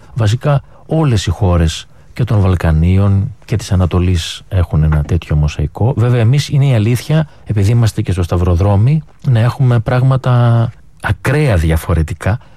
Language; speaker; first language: Greek; native; Greek